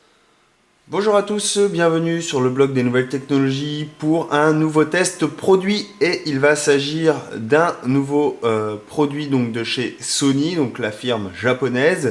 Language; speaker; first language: French; native; French